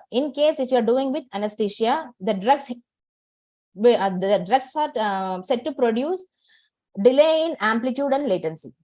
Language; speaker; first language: English; non-native, local second language; Tamil